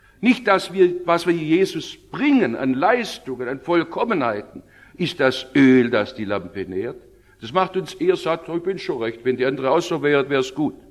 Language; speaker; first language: German; native; German